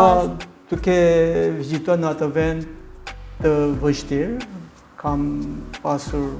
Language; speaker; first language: Albanian; non-native, learner; Korean